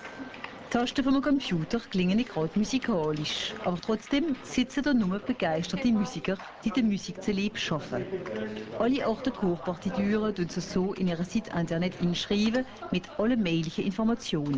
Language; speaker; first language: German; non-native, local second language; French